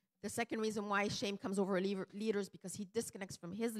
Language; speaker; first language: English; early bilingual, other home language; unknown